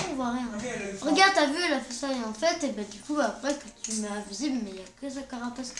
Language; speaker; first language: French; native; French